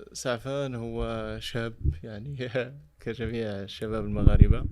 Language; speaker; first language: Arabic; native; Arabic